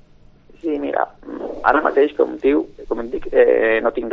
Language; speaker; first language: Catalan; non-native, local second language; Spanish